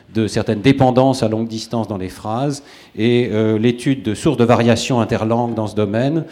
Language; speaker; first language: French; native; French